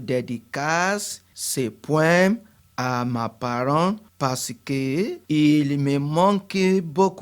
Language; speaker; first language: French; non-native, learner; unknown